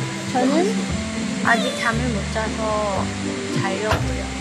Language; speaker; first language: Korean; non-native, fluent; Chinese